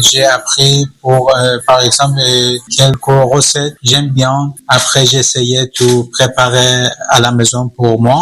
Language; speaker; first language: French; non-native, learner; Persian